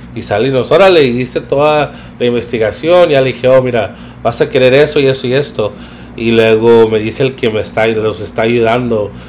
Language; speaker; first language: Spanish; early bilingual, heritage; Spanish